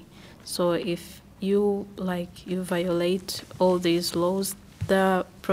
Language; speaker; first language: English; non-native, local second language; Swahili